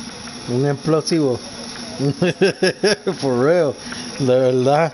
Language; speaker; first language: Spanish; native; Spanish